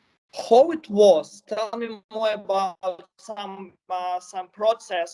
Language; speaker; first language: English; non-native, learner; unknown